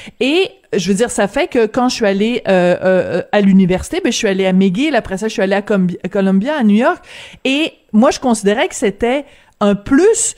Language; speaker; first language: French; native; French